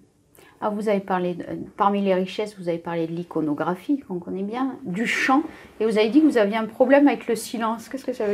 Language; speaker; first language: French; native; French